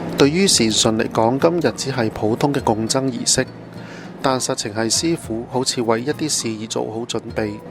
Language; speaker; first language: Cantonese; non-native, fluent; Thai